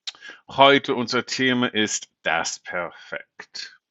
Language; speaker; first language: German; non-native, fluent; English